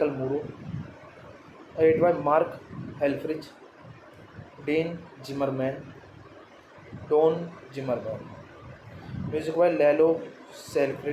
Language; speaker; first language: English; non-native, learner; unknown